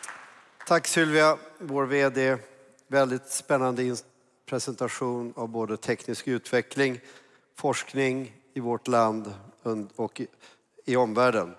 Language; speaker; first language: Swedish; native; Swedish